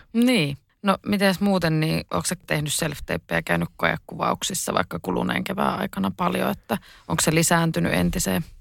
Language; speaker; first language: Finnish; native; Finnish